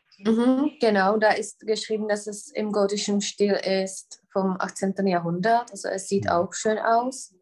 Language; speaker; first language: German; non-native, fluent; Czech